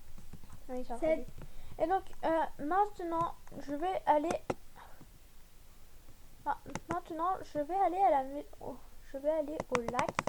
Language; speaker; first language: French; native; French